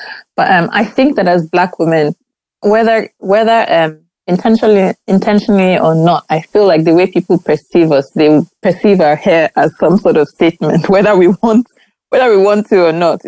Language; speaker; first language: English; non-native, local second language; Igbo